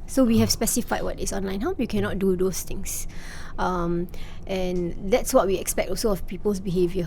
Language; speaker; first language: English; non-native, local second language; Malay